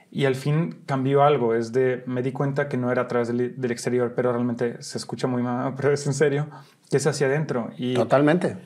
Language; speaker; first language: Spanish; early bilingual, heritage; Spanish